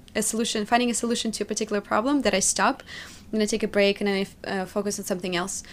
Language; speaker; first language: English; non-native, fluent; Russian